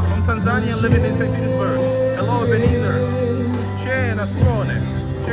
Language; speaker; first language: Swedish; non-native, learner; Russian